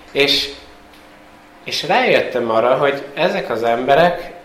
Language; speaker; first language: Hungarian; early bilingual, heritage; Hungarian